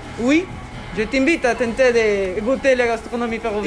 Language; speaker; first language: French; non-native, learner; Spanish